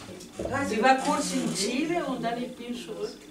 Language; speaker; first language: German; non-native, learner; Spanish